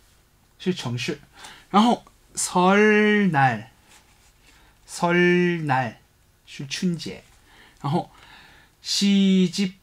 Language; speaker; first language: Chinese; non-native, fluent; Korean